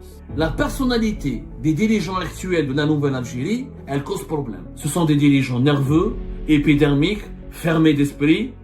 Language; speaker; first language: French; non-native, local second language; Arabic